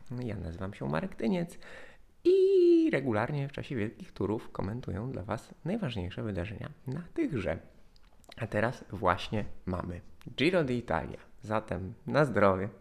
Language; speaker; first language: Polish; native; Polish